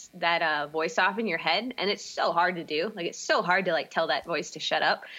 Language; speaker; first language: English; native; English